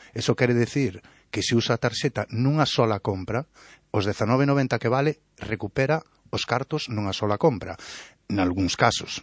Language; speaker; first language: Galician; non-native, local second language; Spanish